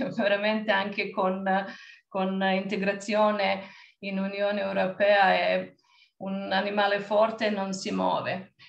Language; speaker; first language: Italian; non-native, fluent; Serbian